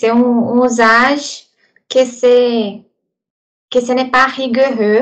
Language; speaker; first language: French; non-native, learner; Portuguese